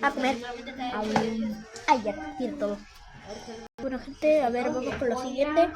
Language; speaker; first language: Spanish; native; Spanish